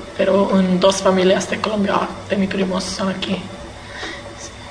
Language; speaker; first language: Spanish; early bilingual, heritage; English